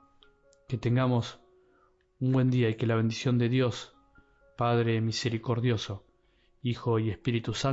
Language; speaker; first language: Spanish; native; Spanish